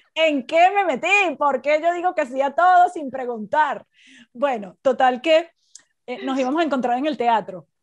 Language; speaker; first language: Spanish; native; Spanish